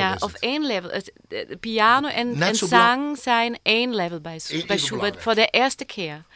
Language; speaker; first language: Dutch; non-native, learner; German